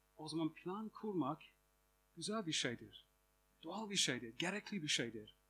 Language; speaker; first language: Turkish; non-native, fluent; English